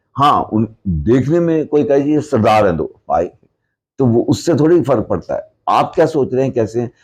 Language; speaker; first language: Hindi; non-native, local second language; Punjabi